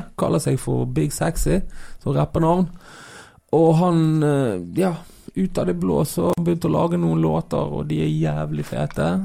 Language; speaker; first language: Norwegian; early bilingual, other home language; Kabuverdianu